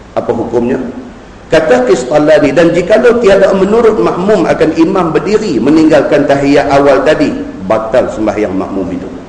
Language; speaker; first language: Malay; native; Malay